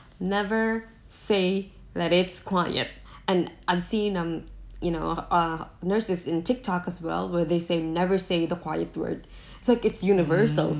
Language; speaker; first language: English; non-native, local second language; Cebuano